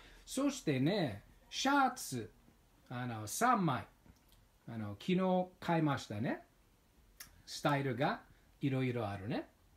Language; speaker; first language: Japanese; non-native, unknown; English